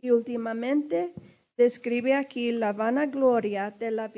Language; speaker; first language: Spanish; early bilingual, heritage; English